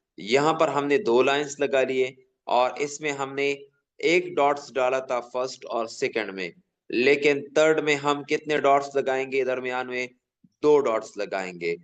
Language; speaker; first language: Urdu; non-native, local second language; Pashto